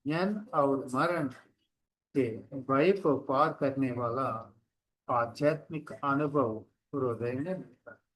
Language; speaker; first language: Hindi; non-native, local second language; Telugu